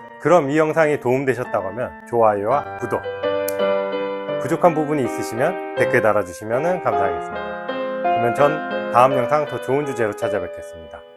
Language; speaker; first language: Korean; native; Korean